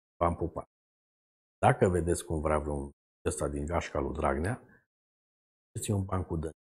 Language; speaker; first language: Romanian; native; Romanian